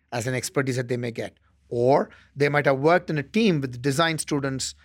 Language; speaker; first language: English; non-native, local second language; Tamil